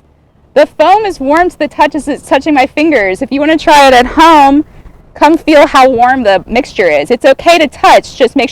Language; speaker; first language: English; native; English